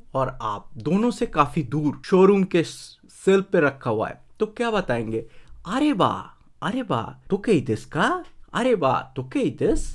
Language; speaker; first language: Hindi; native; Hindi